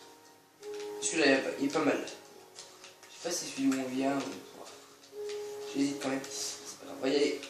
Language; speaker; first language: French; native; French